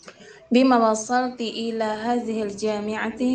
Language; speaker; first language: Arabic; non-native, learner; Indonesian